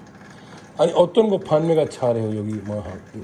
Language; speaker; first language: Korean; non-native, learner; Hindi